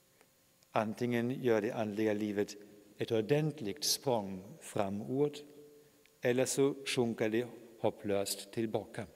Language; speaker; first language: Swedish; non-native, fluent; German